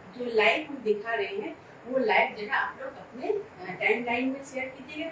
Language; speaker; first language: Hindi; non-native, local second language; Bangla